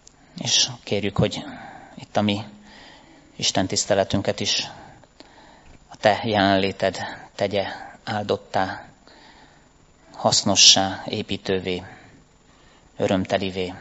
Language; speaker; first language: Hungarian; native; Hungarian